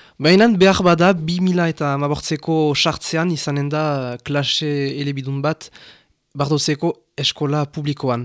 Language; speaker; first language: Basque; non-native, local second language; French